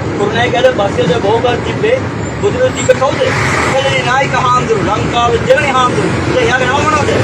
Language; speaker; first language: Sinhala; non-native, local second language; Tamil